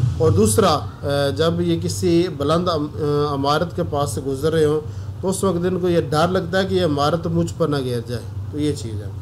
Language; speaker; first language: Urdu; non-native, local second language; Punjabi